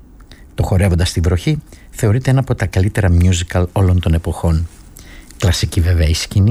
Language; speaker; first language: Greek; native; Greek